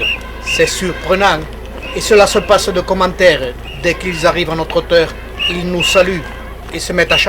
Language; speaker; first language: French; native; French